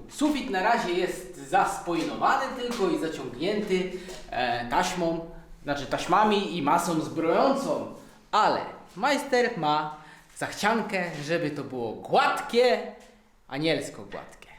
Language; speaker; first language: Polish; native; Polish